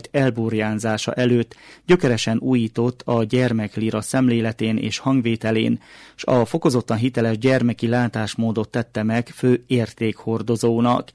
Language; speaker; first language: Hungarian; native; Hungarian